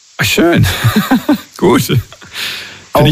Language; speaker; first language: German; native; German